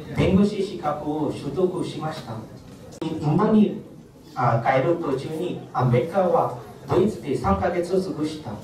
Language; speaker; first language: Japanese; non-native, fluent; Marathi